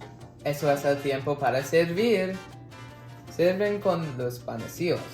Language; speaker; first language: Spanish; non-native, learner; English